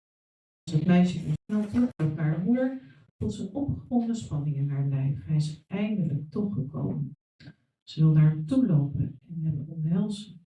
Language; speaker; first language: Dutch; native; Dutch